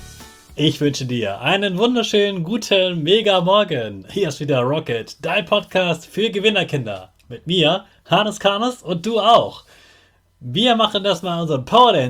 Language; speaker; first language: German; native; German